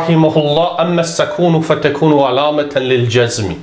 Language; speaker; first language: Arabic; non-native, fluent; English